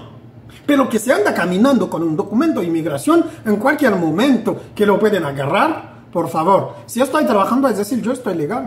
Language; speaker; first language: Spanish; non-native, fluent; Haitian Creole